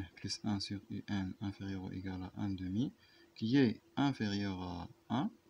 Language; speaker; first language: French; non-native, local second language; Arabic